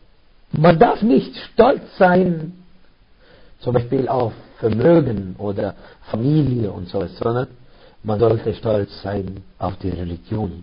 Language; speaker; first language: German; non-native, fluent; Arabic